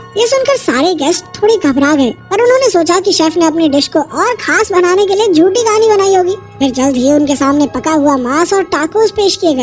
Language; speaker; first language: Hindi; native; Hindi